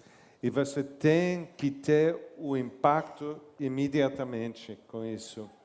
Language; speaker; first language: Portuguese; non-native, learner; English